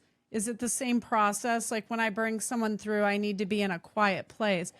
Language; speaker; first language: English; native; English